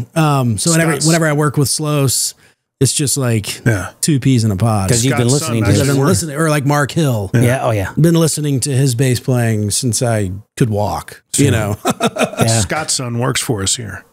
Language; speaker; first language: English; native; English